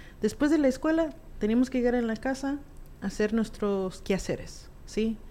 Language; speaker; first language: Spanish; early bilingual, heritage; Spanish